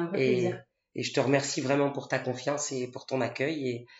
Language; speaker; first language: French; native; French